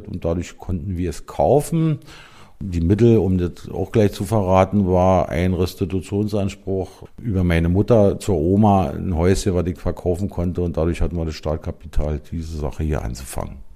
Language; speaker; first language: German; native; German